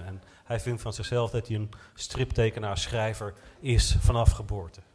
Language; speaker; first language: Dutch; native; Dutch